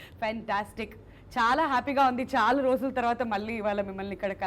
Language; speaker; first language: Telugu; native; Telugu